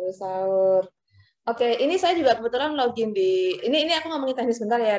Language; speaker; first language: Indonesian; native; Indonesian